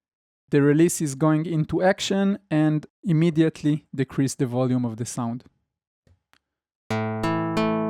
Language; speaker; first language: English; non-native, fluent; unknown